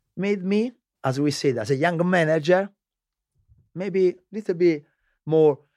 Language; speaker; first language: English; non-native, learner; Italian